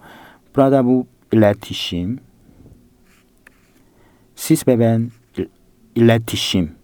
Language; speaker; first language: Turkish; non-native, fluent; Korean